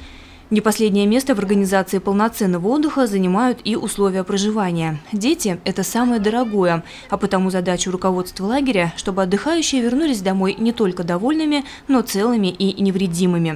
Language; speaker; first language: Russian; native; Russian